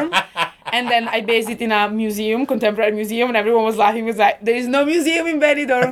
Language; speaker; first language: English; non-native, fluent; Italian